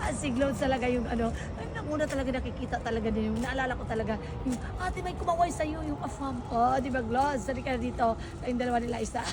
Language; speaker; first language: Filipino; native; Filipino